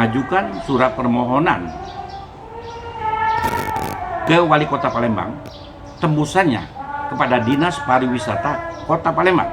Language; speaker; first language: Indonesian; native; Indonesian